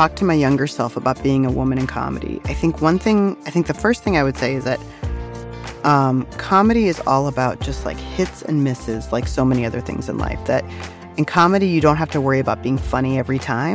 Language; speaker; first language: English; native; English